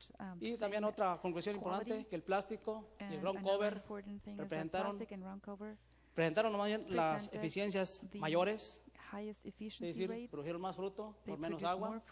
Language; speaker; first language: Spanish; native; Spanish